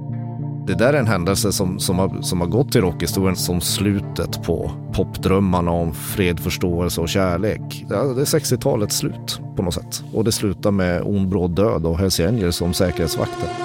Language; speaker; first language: Swedish; native; Swedish